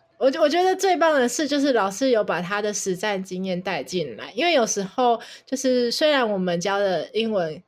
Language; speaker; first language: Chinese; native; Chinese